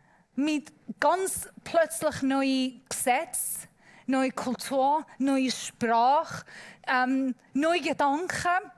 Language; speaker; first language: German; non-native, learner; Persian